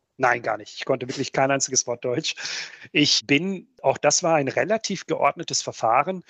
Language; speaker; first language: German; early bilingual, other home language; Bosnian